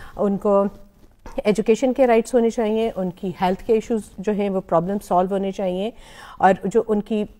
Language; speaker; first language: Urdu; non-native, local second language; Punjabi